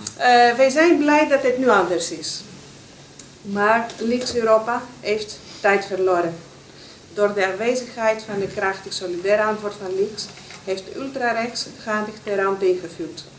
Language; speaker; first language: Dutch; non-native, fluent; Greek